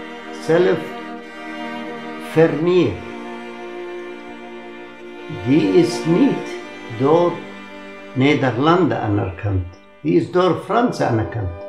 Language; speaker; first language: Dutch; non-native, fluent; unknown